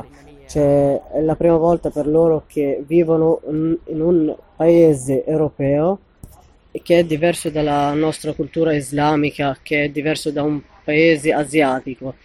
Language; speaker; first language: Italian; non-native, fluent; Arabic